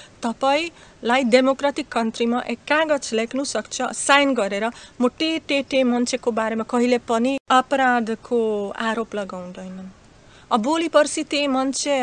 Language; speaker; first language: Nepali; non-native, learner; Slovak